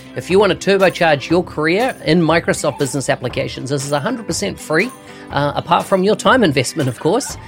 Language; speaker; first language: English; native; English